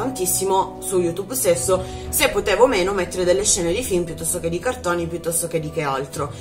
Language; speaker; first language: Italian; native; Italian